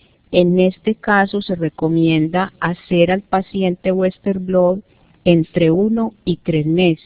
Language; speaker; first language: Spanish; native; Spanish